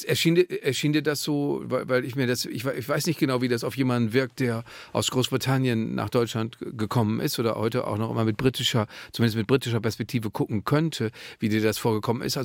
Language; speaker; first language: German; native; German